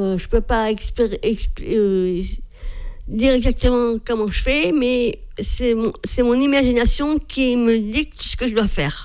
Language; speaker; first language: French; native; French